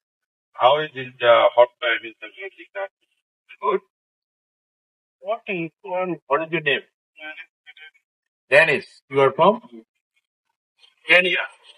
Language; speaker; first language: English; non-native, learner; Bangla